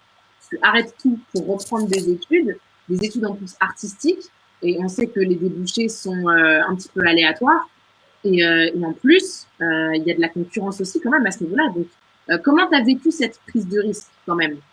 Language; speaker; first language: French; native; French